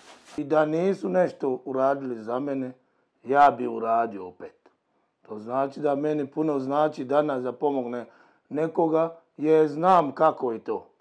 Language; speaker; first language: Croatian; non-native, learner; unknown